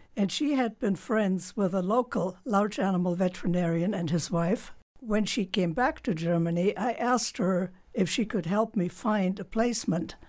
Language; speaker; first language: English; non-native, fluent; German